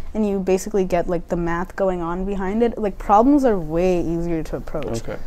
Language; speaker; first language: English; native; English